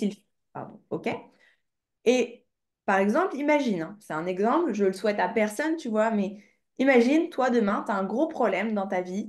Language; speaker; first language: French; native; French